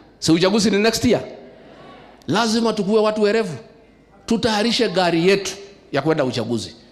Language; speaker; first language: Swahili; non-native, local second language; Kikuyu